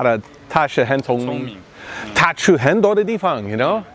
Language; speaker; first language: Chinese; non-native, learner; English